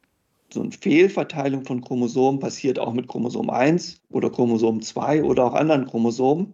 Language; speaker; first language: German; native; German